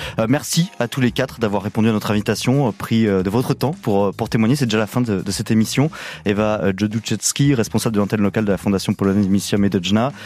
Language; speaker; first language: French; native; French